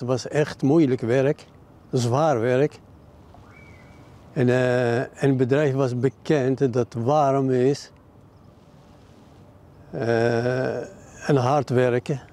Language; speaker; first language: Dutch; non-native, learner; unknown